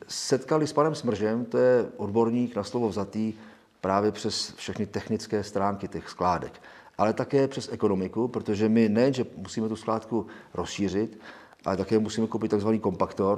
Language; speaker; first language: Czech; native; Czech